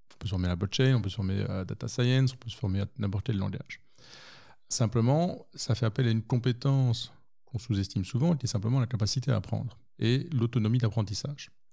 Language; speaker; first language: French; native; French